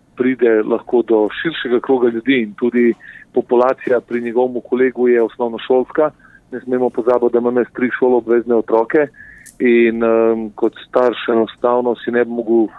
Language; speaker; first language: Slovenian; early bilingual, other home language; Bosnian